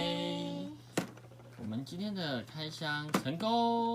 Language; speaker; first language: Chinese; native; Chinese